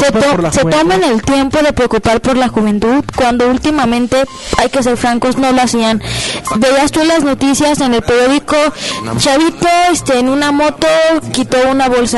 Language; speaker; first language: Spanish; native; Spanish